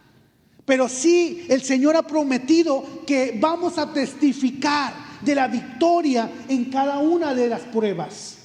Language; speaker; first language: Spanish; native; Spanish